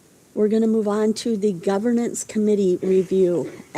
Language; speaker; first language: English; native; English